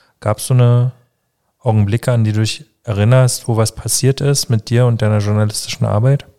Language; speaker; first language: German; native; German